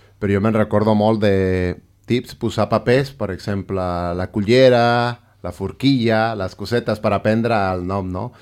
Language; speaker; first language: Catalan; non-native, fluent; Spanish